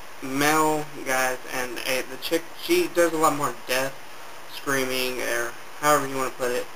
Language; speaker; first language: English; native; English